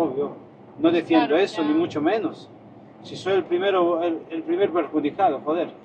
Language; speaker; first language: Spanish; native; Spanish